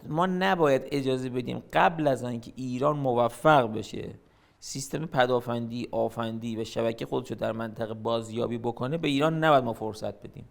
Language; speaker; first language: Persian; native; Persian